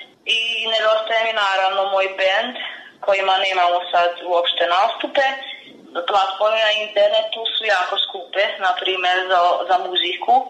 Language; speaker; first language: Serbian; non-native, local second language; Hungarian